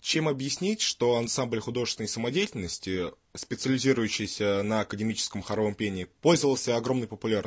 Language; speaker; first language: Russian; native; Russian